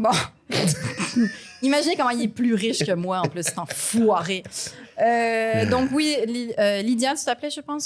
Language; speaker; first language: French; native; French